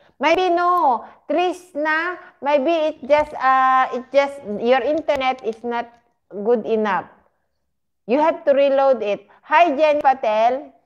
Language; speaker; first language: English; non-native, learner; Filipino